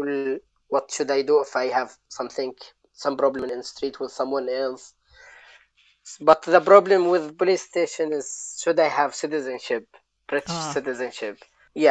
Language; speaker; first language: English; non-native, learner; Arabic